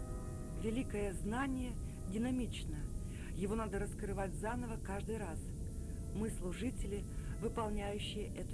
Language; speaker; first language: Russian; native; Russian